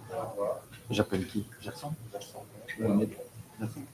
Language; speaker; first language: French; native; French